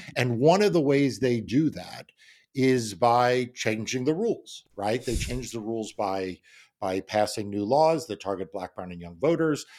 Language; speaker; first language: English; native; English